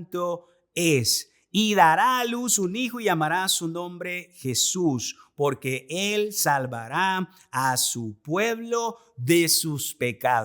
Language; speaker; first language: Spanish; native; Spanish